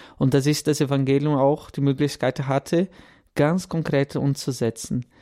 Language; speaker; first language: German; non-native, fluent; Portuguese